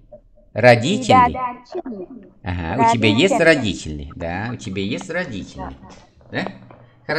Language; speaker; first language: Russian; non-native, fluent; Vietnamese